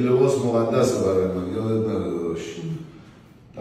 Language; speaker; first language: Persian; native; Persian